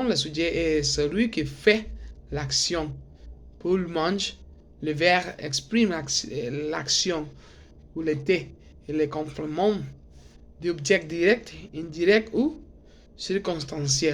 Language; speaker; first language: French; non-native, learner; Spanish